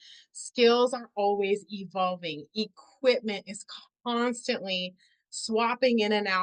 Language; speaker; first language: English; native; English